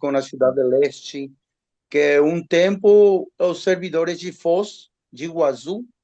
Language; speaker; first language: Portuguese; non-native, learner; Spanish